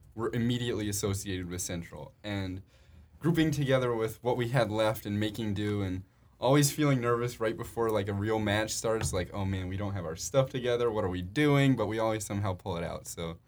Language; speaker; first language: English; native; English